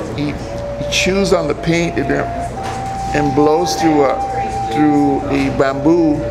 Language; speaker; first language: English; early bilingual, other home language; Spanish